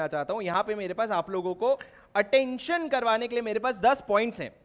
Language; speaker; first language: Hindi; non-native, local second language; Odia